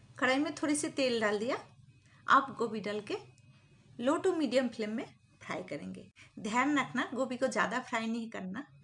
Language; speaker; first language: Hindi; native; Hindi